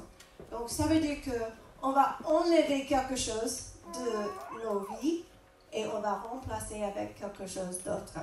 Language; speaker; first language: French; non-native, fluent; English